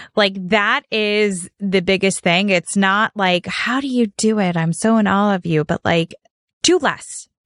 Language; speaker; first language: English; native; English